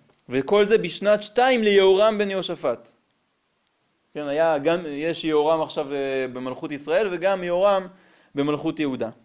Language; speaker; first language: Hebrew; native; Hebrew